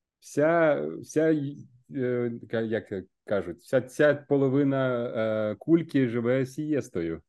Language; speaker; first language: Ukrainian; non-native, local second language; Russian